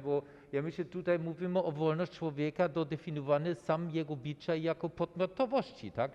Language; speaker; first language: Polish; non-native, fluent; German